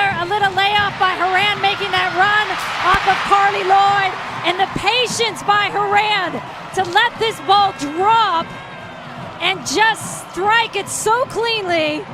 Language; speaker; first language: English; native; English